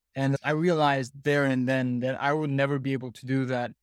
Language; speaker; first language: English; non-native, fluent; Portuguese